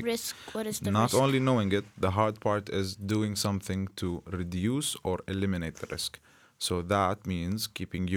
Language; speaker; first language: English; non-native, fluent; Arabic